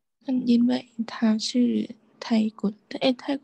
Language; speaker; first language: Chinese; non-native, learner; Thai